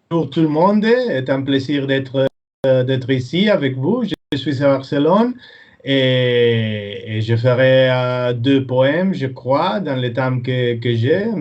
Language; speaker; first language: French; non-native, learner; Spanish